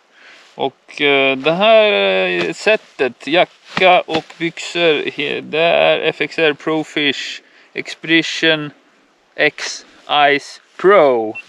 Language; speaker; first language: Swedish; native; Swedish